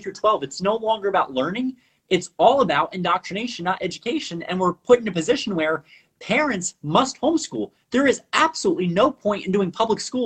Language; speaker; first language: English; non-native, fluent; Spanish